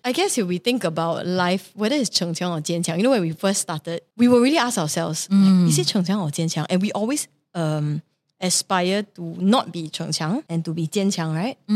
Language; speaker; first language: English; non-native, local second language; Chinese